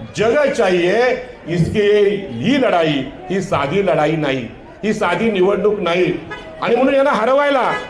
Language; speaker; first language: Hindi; non-native, local second language; Marathi